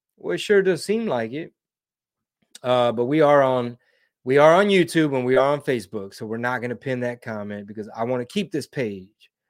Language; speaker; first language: English; early bilingual, other home language; Spanish